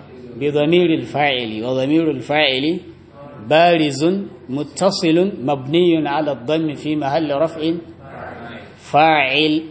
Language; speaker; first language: Arabic; non-native, fluent; Hausa